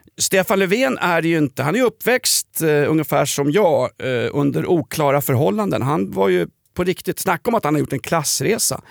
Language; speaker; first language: Swedish; native; Swedish